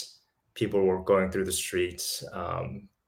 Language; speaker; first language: English; early bilingual, other home language; Chinese